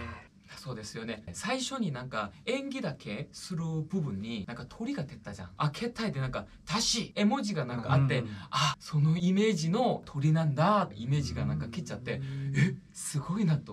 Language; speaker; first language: Japanese; non-native, learner; Korean